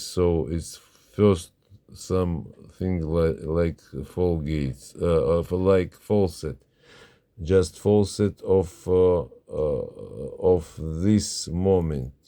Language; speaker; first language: English; non-native, learner; Russian